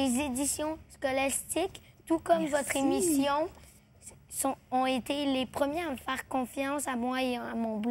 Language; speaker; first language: French; native; French